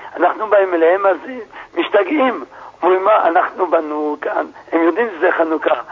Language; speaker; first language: Hebrew; non-native, fluent; French